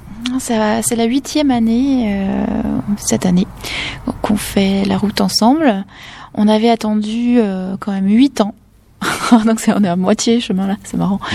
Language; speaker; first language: French; native; French